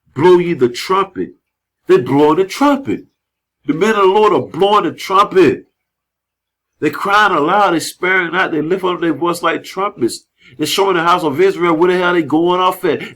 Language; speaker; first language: English; native; English